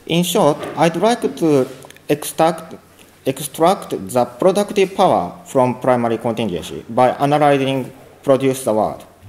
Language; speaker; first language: English; non-native, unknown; Japanese